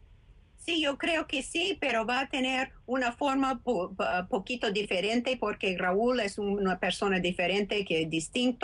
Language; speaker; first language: Spanish; non-native, fluent; English